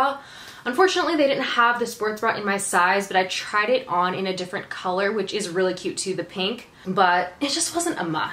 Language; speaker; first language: English; native; English